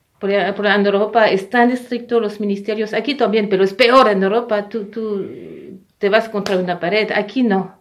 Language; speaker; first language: Spanish; non-native, fluent; French